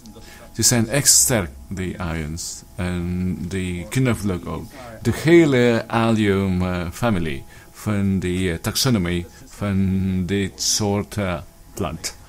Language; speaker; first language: Dutch; non-native, learner; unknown